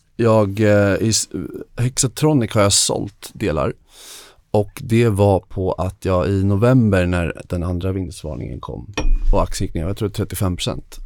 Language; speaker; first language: Swedish; native; Swedish